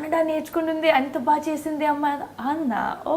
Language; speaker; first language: Telugu; non-native, fluent; Hindi